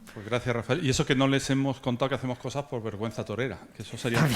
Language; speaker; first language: Spanish; native; Spanish